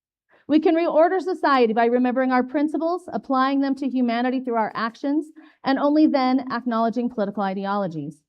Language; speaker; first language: English; native; English